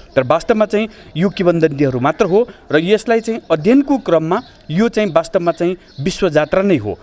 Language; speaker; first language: Nepali; non-native, local second language; Newari